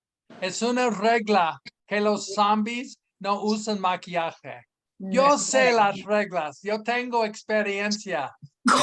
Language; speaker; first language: Spanish; non-native, fluent; English